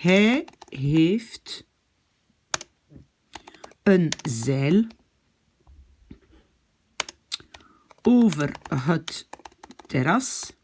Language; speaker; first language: Dutch; non-native, fluent; French